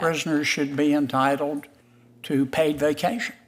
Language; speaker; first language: English; native; English